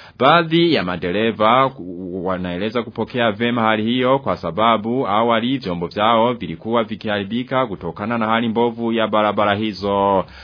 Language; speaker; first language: Swahili; non-native, local second language; Rundi